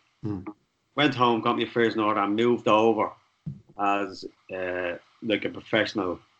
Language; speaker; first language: English; native; English